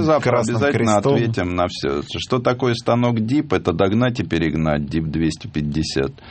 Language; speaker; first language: Russian; native; Russian